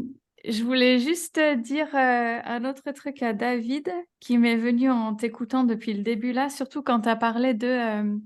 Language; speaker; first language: French; native; French